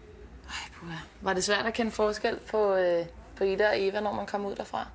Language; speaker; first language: Danish; native; Danish